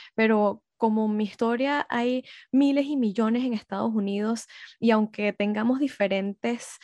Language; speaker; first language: Spanish; early bilingual, heritage; Spanish